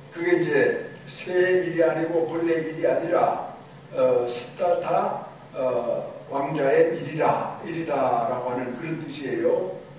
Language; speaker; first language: Korean; native; Korean